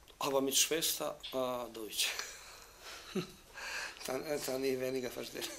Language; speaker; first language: German; non-native, learner; Bosnian